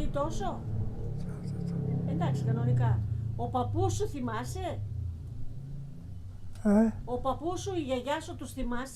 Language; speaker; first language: Greek; native; Greek